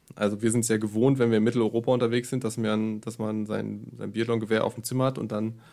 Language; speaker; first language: German; native; German